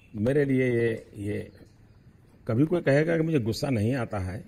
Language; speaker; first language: Hindi; non-native, local second language; Gujarati